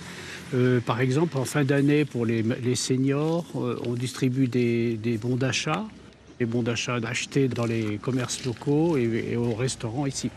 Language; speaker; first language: French; native; French